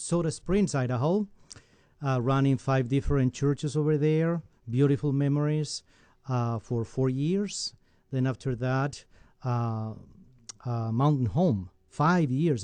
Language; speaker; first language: English; non-native, fluent; Spanish